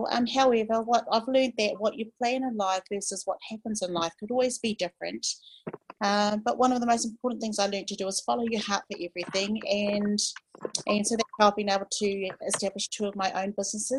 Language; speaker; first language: English; native; English